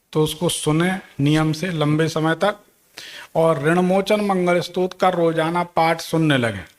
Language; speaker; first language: Hindi; native; Hindi